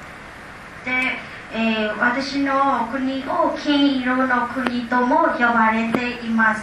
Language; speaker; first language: Japanese; non-native, learner; Burmese